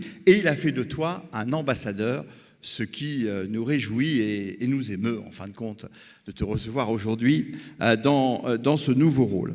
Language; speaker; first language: French; native; French